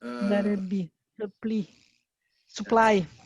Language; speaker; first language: English; non-native, learner; Portuguese